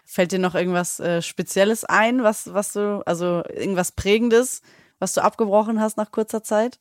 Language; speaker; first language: German; native; German